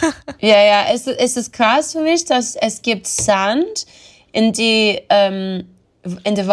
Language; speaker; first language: German; non-native, learner; English